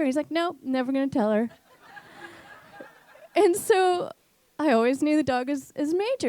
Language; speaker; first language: English; native; English